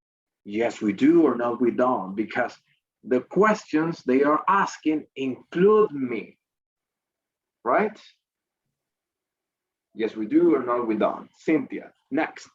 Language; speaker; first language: English; non-native, fluent; Spanish